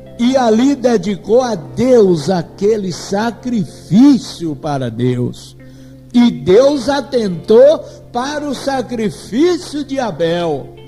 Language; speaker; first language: Portuguese; native; Portuguese